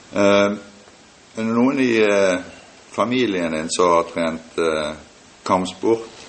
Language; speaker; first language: Norwegian; native; Norwegian